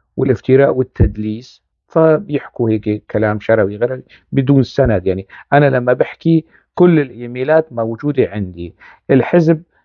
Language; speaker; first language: Arabic; non-native, local second language; Kurdish